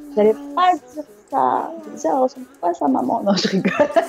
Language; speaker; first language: French; native; French